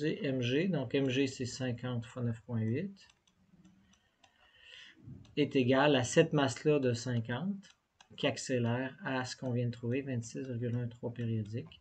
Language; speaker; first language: French; native; French